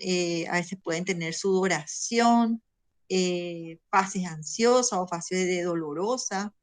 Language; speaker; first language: Spanish; native; Spanish